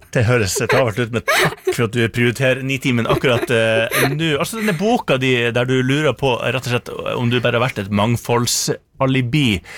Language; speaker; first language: Norwegian; native; Norwegian